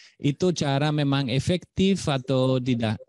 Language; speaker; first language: Indonesian; non-native, fluent; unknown